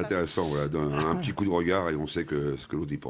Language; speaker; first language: French; native; French